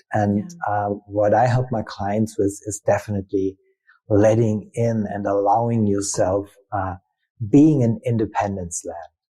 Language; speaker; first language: English; non-native, fluent; German